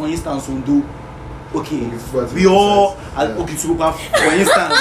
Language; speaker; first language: English; non-native, local second language; Yoruba